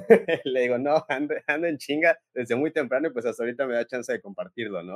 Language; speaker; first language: Spanish; native; Spanish